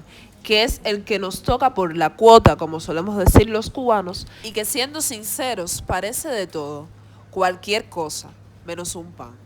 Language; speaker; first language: Spanish; native; Spanish